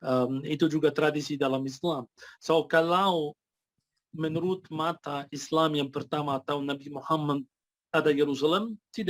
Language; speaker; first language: Indonesian; non-native, fluent; Arabic